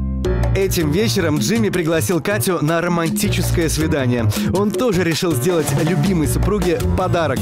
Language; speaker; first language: Russian; native; Russian